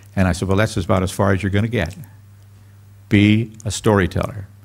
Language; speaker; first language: English; native; English